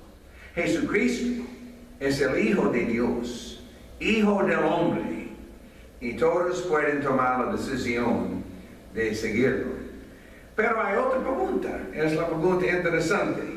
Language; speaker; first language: Spanish; non-native, fluent; English